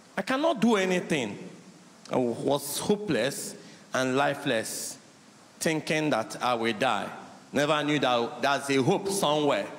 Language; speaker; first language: English; non-native, local second language; Igbo